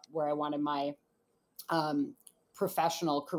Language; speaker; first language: English; native; English